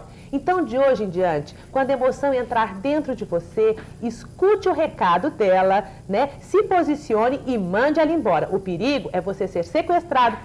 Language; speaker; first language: Portuguese; native; Portuguese